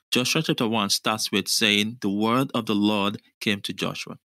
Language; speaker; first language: English; non-native, local second language; Yoruba